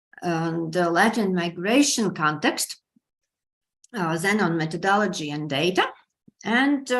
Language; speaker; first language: English; non-native, fluent; Latvian